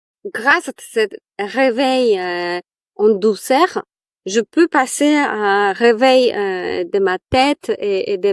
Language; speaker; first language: French; non-native, fluent; Polish